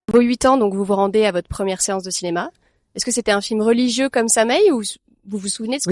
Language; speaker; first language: French; native; French